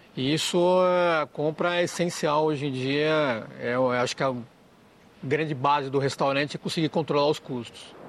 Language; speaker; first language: Portuguese; native; Portuguese